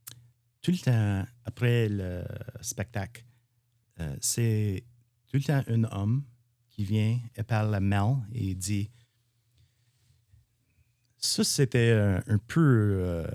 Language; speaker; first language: French; non-native, learner; English